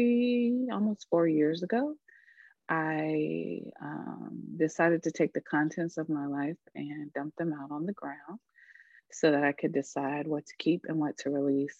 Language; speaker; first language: English; native; English